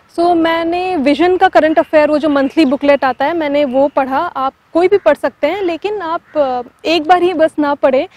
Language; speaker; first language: Hindi; non-native, local second language; Tamil